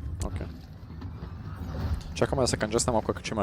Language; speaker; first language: Bulgarian; native; Bulgarian